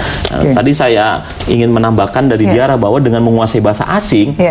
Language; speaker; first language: Indonesian; native; Indonesian